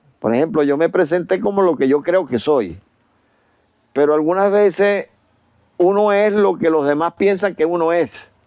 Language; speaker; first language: Spanish; native; Spanish